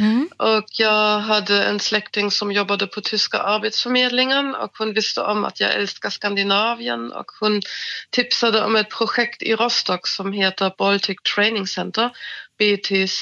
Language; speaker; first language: Swedish; non-native, fluent; German